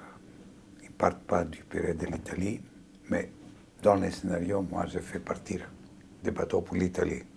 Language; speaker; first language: French; non-native, fluent; Greek